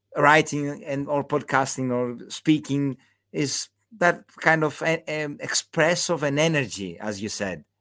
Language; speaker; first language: English; non-native, fluent; Greek